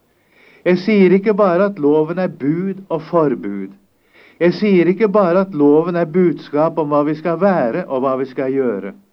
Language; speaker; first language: Norwegian; native; Norwegian